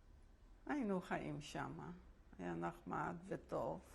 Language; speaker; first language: Hebrew; non-native, fluent; Polish